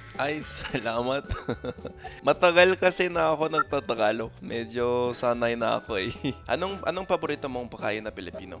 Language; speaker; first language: Filipino; non-native, fluent; English